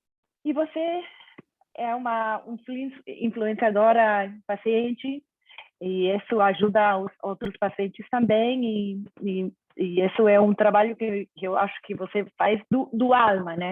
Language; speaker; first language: Portuguese; non-native, fluent; Spanish